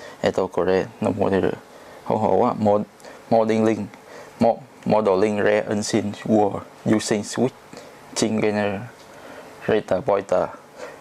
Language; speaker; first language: Japanese; non-native, learner; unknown